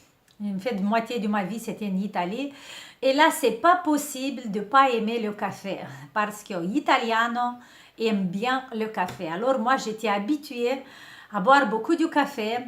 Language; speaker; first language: French; non-native, fluent; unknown